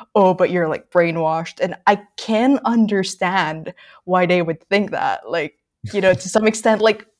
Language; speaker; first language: English; non-native, local second language; Filipino